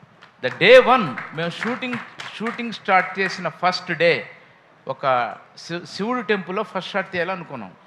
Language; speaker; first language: Telugu; native; Telugu